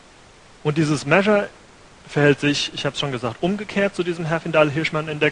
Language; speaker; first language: German; native; German